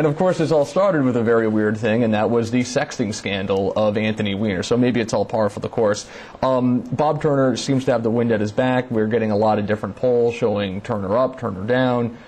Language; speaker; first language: English; native; English